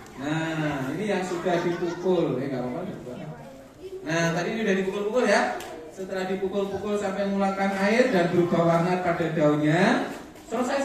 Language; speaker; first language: Indonesian; native; Indonesian